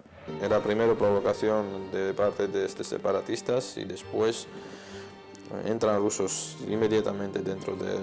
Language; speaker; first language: Spanish; non-native, fluent; Georgian